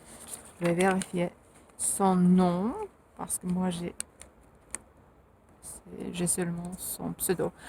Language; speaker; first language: French; non-native, fluent; Finnish